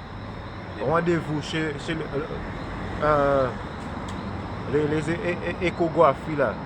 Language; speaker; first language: French; non-native, local second language; Haitian Creole